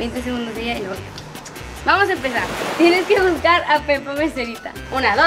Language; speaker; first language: Spanish; native; Spanish